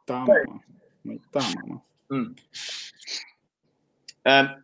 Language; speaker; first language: Chinese; non-native, learner; English